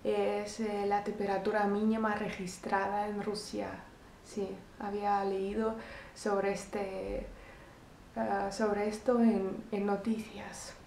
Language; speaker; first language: Spanish; non-native, fluent; Russian